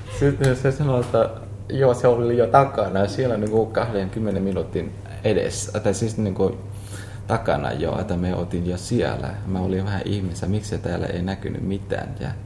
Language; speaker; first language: Finnish; non-native, fluent; Vietnamese